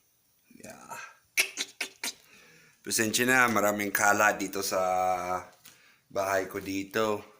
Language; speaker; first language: Filipino; non-native, learner; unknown